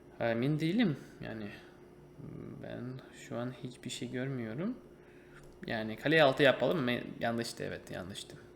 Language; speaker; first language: Turkish; non-native, fluent; Russian